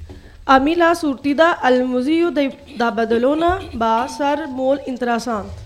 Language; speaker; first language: Catalan; non-native, learner; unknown